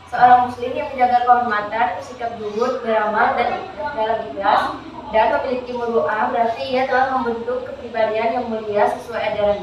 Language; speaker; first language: Indonesian; native; Indonesian